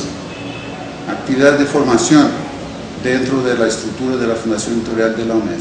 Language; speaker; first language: Spanish; non-native, fluent; Portuguese